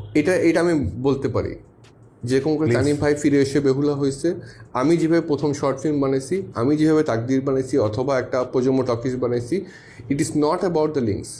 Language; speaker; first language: Bangla; early bilingual, heritage; Bangla